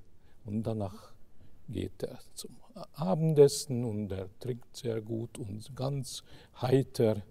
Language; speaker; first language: German; non-native, fluent; Hungarian